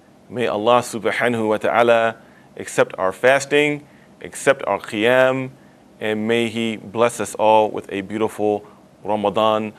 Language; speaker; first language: English; native; English